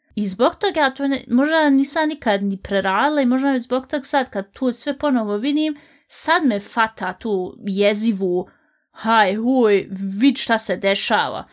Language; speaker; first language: Bosnian; native; Bosnian